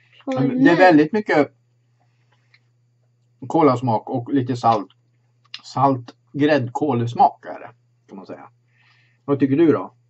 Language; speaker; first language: Swedish; native; Swedish